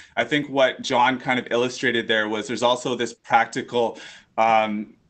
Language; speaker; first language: English; native; English